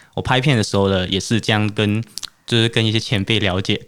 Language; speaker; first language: Chinese; non-native, fluent; Cantonese